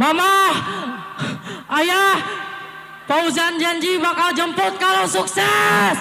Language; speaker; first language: Indonesian; native; Indonesian